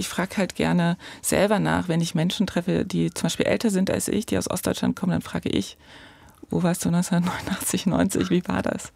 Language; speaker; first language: German; native; German